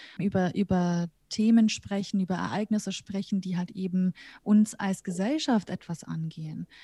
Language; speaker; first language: German; early bilingual, other home language; Central Kurdish